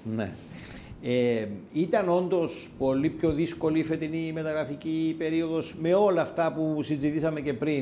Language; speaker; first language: Greek; native; Greek